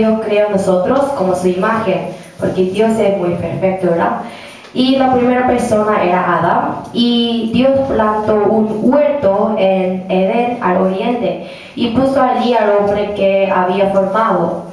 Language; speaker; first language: Spanish; non-native, learner; Korean